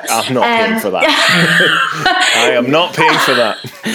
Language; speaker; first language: English; native; English